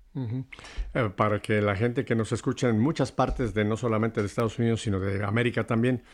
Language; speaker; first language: Spanish; native; Spanish